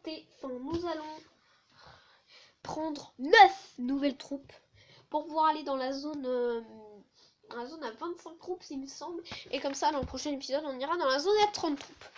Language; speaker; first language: French; native; French